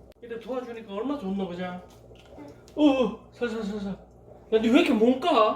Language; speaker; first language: Korean; native; Korean